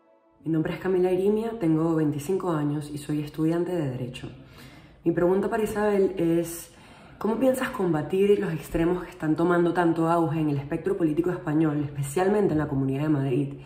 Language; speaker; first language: Spanish; native; Spanish